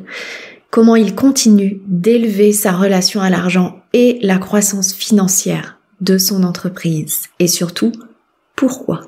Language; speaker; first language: French; native; French